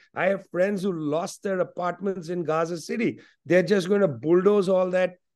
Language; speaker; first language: English; non-native, local second language; Punjabi